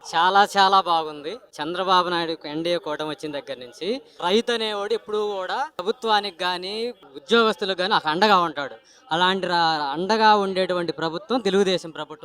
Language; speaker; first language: Telugu; native; Telugu